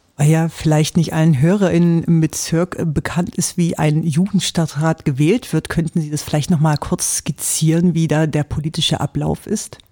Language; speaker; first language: German; native; German